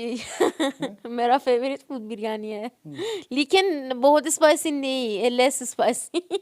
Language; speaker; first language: Hindi; non-native, learner; Persian